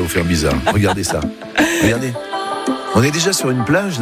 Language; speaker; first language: French; native; French